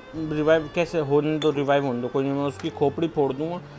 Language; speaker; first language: Hindi; native; Hindi